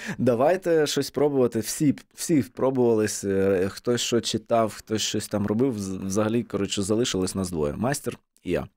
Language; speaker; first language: Ukrainian; non-native, local second language; Russian